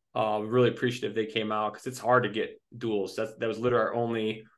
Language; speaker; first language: English; native; English